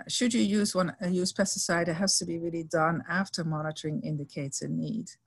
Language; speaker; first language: English; non-native, fluent; Dutch